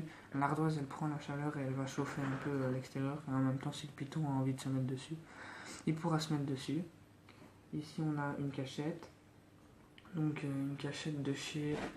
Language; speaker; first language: French; native; French